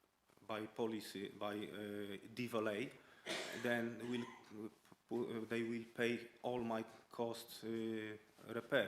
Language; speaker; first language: English; non-native, learner; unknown